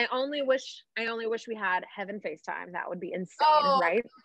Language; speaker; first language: English; native; English